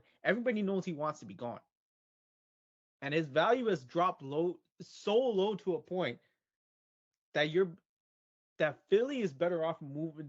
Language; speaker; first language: English; native; English